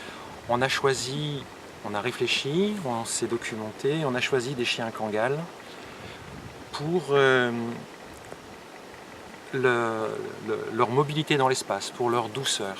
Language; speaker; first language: French; native; French